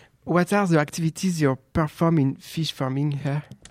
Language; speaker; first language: English; non-native, learner; French